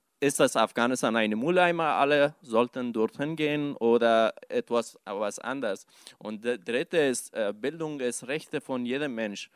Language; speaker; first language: German; non-native, learner; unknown